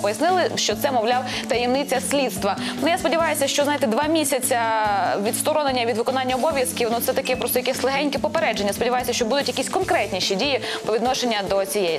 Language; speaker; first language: Ukrainian; native; Ukrainian